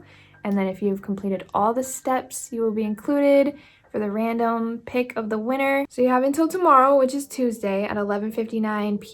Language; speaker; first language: English; native; English